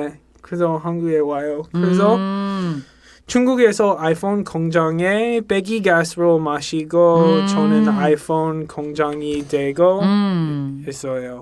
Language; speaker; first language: Korean; non-native, learner; English